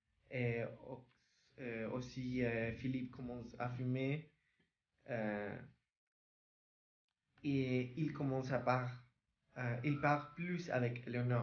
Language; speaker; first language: French; non-native, learner; Spanish